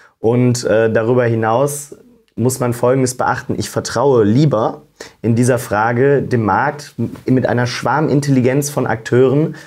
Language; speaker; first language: German; native; German